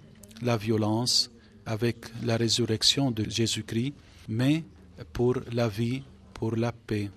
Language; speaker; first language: French; non-native, fluent; Arabic